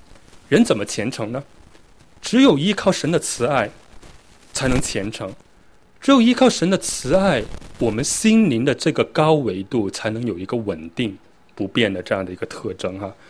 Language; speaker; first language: Chinese; native; Chinese